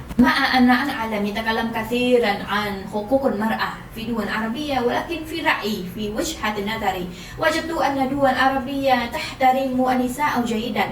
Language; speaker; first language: Arabic; non-native, fluent; Vietnamese